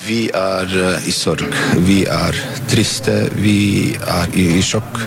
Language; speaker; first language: Norwegian; non-native, fluent; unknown